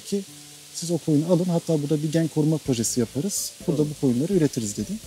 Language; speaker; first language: Turkish; native; Turkish